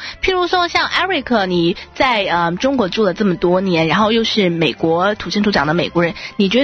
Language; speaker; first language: Chinese; native; Chinese